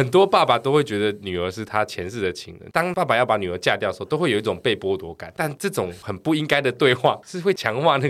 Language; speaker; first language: Chinese; native; Chinese